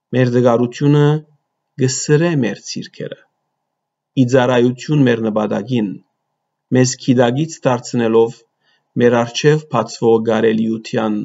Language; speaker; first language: Armenian; early bilingual, heritage; Armenian